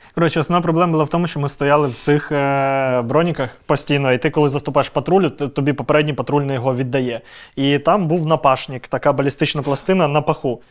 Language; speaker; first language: Ukrainian; native; Ukrainian